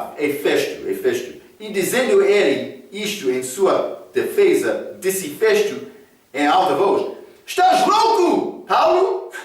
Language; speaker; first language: Portuguese; non-native, fluent; English